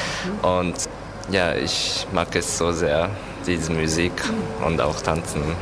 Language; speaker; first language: German; non-native, learner; Japanese